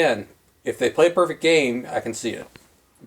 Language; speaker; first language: English; native; English